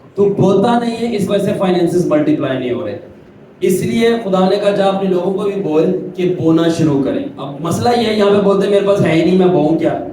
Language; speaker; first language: Urdu; non-native, local second language; Punjabi